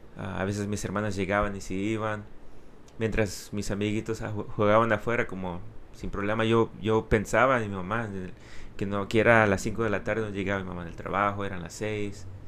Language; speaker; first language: Spanish; early bilingual, heritage; Spanish